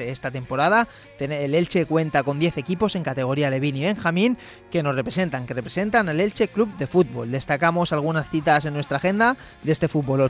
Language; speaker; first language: Spanish; native; Spanish